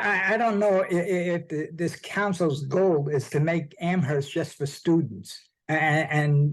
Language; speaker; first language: English; native; English